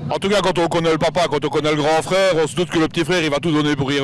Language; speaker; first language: French; native; French